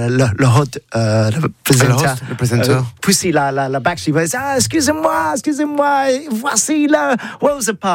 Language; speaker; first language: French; non-native, learner; English